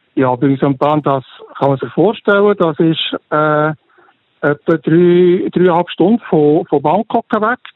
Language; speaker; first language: German; native; German